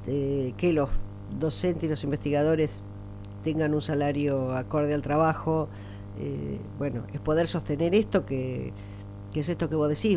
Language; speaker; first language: Spanish; native; Spanish